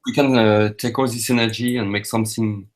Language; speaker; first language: English; non-native, learner; French